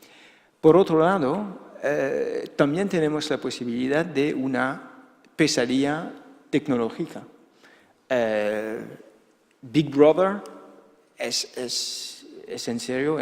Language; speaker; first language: Spanish; non-native, fluent; Dutch